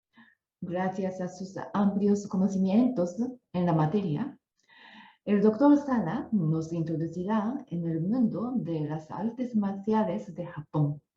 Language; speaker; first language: Spanish; non-native, fluent; Japanese